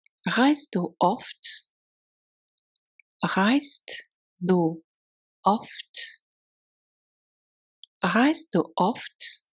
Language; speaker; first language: German; non-native, fluent; Russian